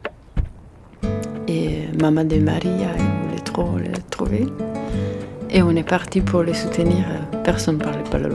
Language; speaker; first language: French; non-native, fluent; Serbian